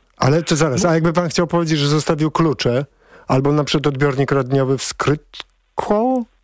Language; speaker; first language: Polish; native; Polish